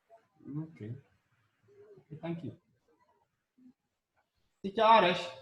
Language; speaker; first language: English; non-native, learner; Arabic